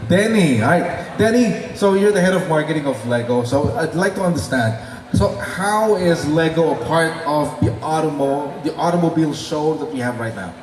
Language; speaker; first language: English; non-native, local second language; Filipino